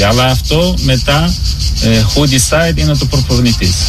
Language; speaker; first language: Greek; non-native, learner; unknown